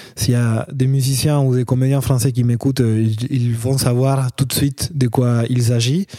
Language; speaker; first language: French; non-native, fluent; Spanish